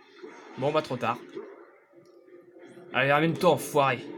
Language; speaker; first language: French; native; French